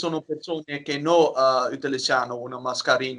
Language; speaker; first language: Italian; non-native, learner; Dutch